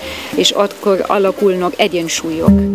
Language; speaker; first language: Hungarian; non-native, fluent; German